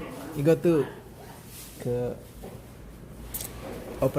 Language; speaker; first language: Korean; non-native, learner; Javanese